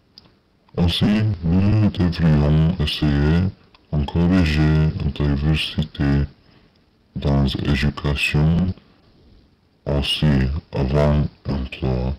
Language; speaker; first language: French; non-native, learner; English